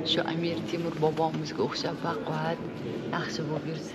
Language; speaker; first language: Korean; non-native, fluent; Uzbek